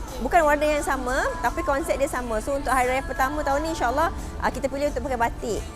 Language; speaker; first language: Malay; native; Malay